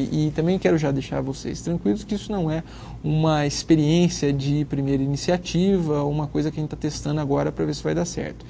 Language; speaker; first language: Portuguese; native; Portuguese